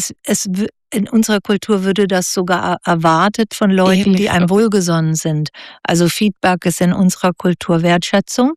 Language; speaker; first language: German; native; German